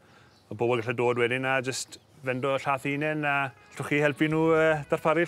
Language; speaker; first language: Welsh; native; Welsh